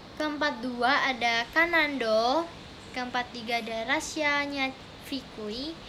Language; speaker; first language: Indonesian; native; Indonesian